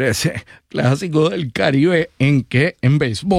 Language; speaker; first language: Spanish; native; Spanish